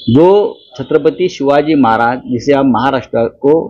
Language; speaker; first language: Hindi; non-native, local second language; Marathi